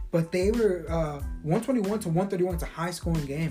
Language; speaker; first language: English; early bilingual, other home language; Spanish